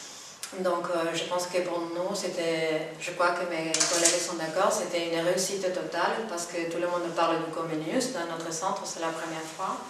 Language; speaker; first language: French; non-native, fluent; Spanish